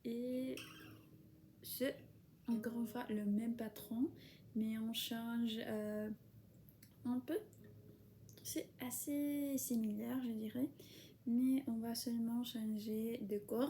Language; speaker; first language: French; non-native, fluent; Spanish